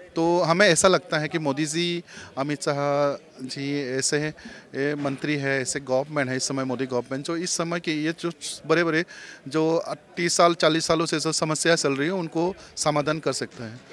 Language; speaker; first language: Hindi; non-native, local second language; Chakma